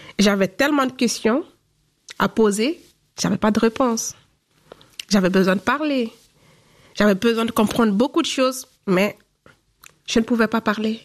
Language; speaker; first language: French; non-native, local second language; Fula